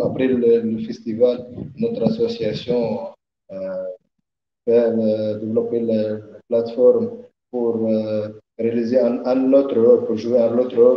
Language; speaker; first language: French; non-native, learner; Arabic